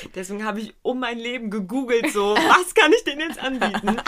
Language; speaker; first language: German; early bilingual, other home language; Pashto